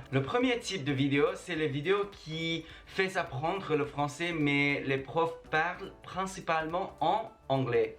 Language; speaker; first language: French; non-native, fluent; Chinese